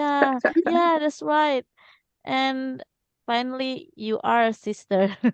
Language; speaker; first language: English; non-native, fluent; Indonesian